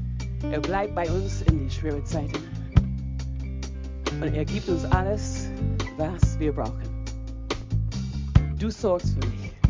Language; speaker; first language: German; non-native, fluent; English